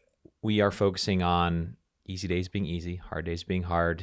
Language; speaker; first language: English; native; English